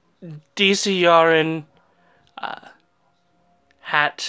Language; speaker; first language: German; non-native, learner; English